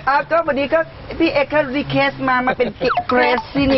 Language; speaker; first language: Thai; native; Thai